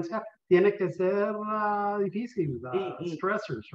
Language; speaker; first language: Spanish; early bilingual, heritage; Spanish